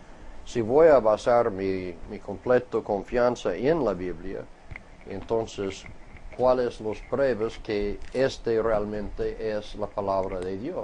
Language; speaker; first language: Spanish; non-native, fluent; English